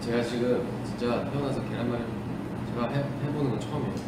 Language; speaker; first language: Korean; native; Korean